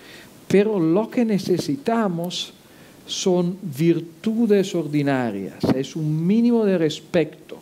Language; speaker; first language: Spanish; non-native, fluent; Italian